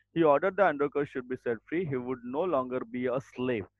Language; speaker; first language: English; non-native, local second language; Marathi